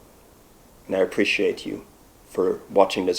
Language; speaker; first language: English; non-native, fluent; Swedish